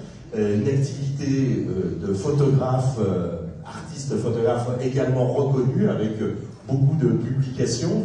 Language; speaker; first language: French; native; French